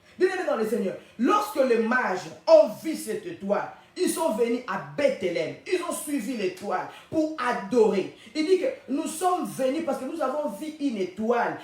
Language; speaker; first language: French; non-native, local second language; Lingala